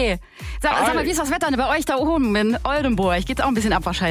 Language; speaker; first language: German; native; German